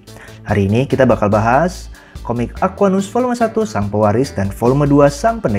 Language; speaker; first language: Indonesian; native; Indonesian